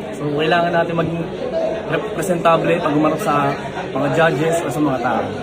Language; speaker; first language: Filipino; native; Filipino